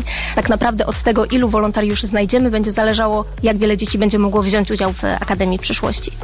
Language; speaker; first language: Polish; native; Polish